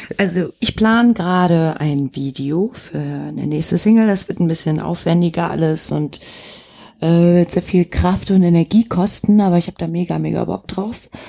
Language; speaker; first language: German; early bilingual, other home language; Turkish